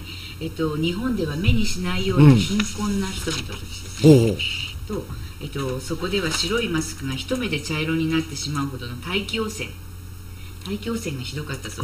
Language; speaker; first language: Japanese; native; Japanese